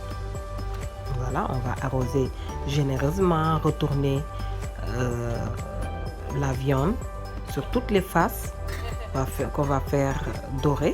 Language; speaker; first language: French; non-native, local second language; Wolof